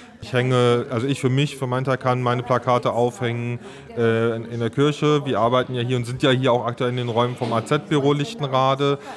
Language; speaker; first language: German; native; German